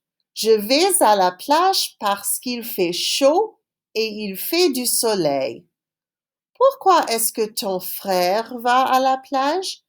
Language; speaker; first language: French; non-native, fluent; English